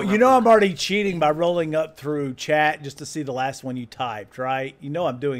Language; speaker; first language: English; native; English